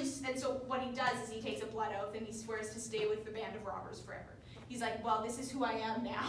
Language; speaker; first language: English; native; English